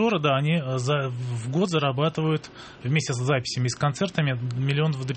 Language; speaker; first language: Russian; native; Russian